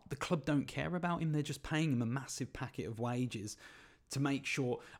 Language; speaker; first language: English; native; English